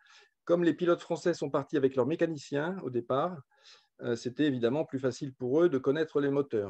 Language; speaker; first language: French; native; French